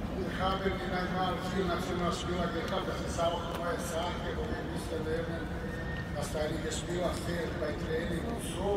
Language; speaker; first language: German; non-native, fluent; Serbian